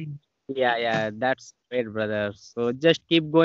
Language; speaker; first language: English; non-native, learner; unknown